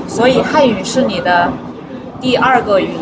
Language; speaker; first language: Chinese; non-native, fluent; Mongolian